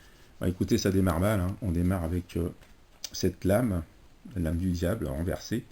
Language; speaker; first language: French; native; French